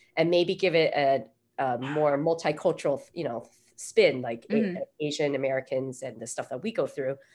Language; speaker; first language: English; native; English